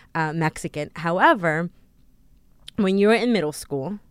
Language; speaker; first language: English; early bilingual, other home language; Spanish